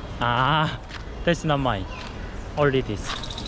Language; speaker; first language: English; non-native, learner; Korean